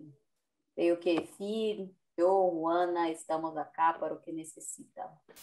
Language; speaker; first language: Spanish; non-native, learner; Portuguese